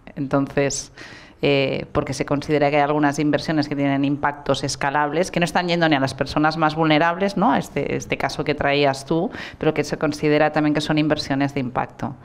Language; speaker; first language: Spanish; non-native, local second language; Catalan